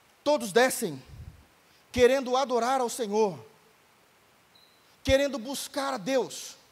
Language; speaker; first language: Portuguese; native; Portuguese